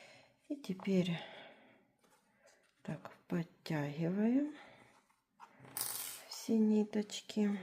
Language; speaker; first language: Russian; native; Russian